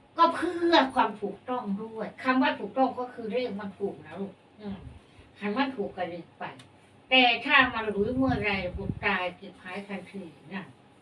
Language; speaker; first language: Thai; native; Thai